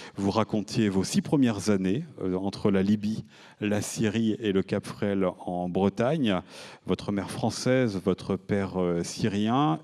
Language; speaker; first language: French; native; French